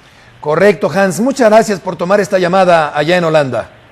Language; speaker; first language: Spanish; native; Spanish